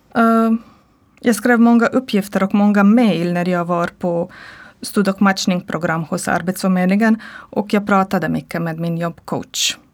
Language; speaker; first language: Swedish; non-native, learner; Croatian